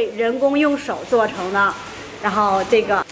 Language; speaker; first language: Chinese; native; Chinese